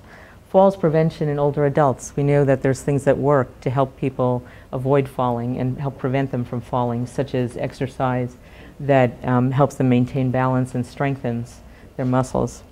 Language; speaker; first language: English; native; English